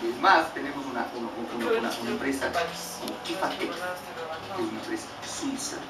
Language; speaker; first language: Spanish; native; Spanish